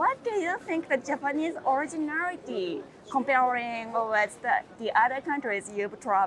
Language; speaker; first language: English; non-native, learner; Japanese